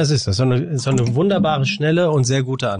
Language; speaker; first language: German; native; German